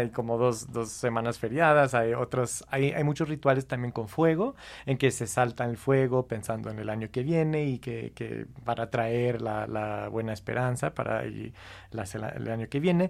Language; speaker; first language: Spanish; non-native, fluent; English